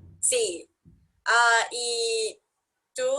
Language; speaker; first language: Spanish; non-native, learner; English